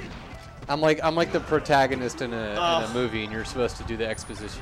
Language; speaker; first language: English; native; English